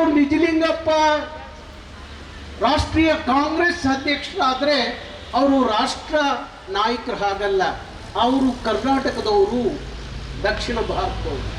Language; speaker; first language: Kannada; native; Kannada